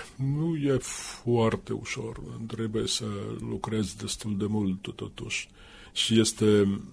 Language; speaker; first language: Romanian; non-native, fluent; Finnish